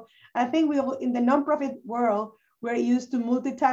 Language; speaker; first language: English; non-native, fluent; Spanish